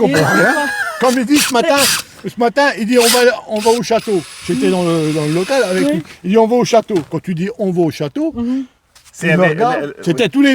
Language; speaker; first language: French; native; French